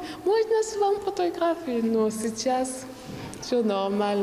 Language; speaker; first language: Russian; non-native, learner; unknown